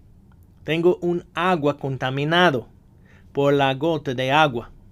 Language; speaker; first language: Spanish; non-native, fluent; English